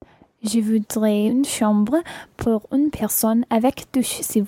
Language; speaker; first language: French; non-native, learner; English